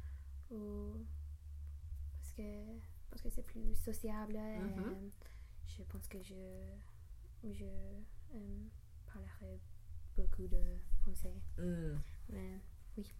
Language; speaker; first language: French; non-native, learner; English